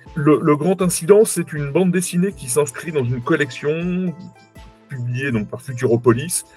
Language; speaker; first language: French; native; French